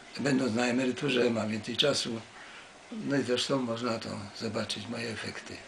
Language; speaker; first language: Polish; native; Polish